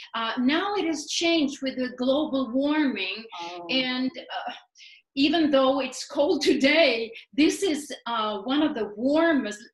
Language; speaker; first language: English; non-native, fluent; Swedish